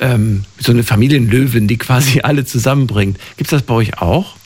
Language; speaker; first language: German; native; German